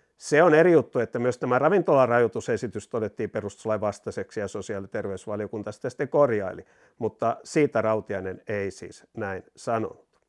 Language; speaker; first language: Finnish; native; Finnish